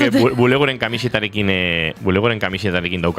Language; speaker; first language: Basque; native; Basque